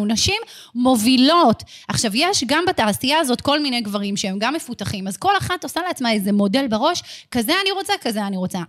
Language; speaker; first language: Hebrew; native; Hebrew